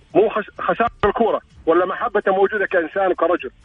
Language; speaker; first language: Arabic; native; Arabic